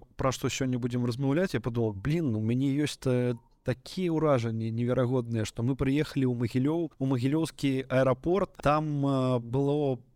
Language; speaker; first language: Belarusian; native; Belarusian